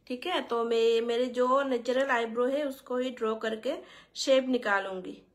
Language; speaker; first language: Hindi; non-native, local second language; Bangla